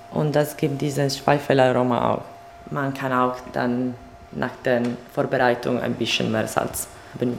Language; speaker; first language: German; non-native, learner; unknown